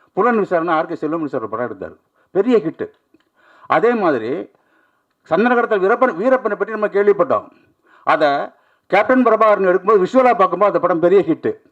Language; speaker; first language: Tamil; native; Tamil